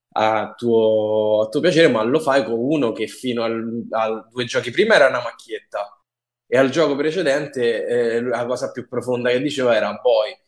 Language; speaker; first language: Italian; native; Italian